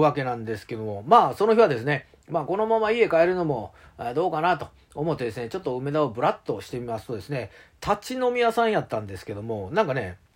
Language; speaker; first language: Japanese; native; Japanese